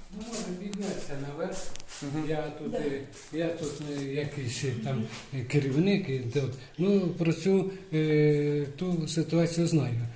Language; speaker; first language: Ukrainian; non-native, local second language; Russian